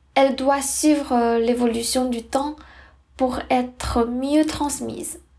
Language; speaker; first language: French; non-native, learner; Chinese